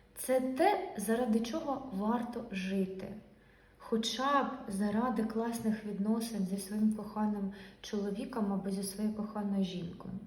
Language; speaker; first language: Ukrainian; non-native, local second language; Russian